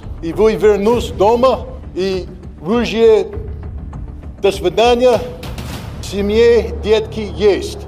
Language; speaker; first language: Russian; non-native, learner; English